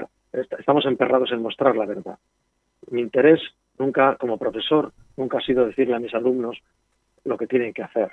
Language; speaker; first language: Spanish; native; Spanish